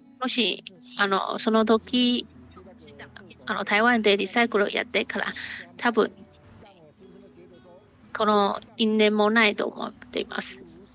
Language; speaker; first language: Japanese; non-native, learner; Chinese